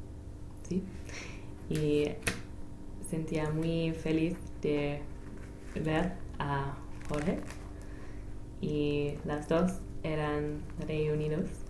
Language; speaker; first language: Spanish; non-native, learner; English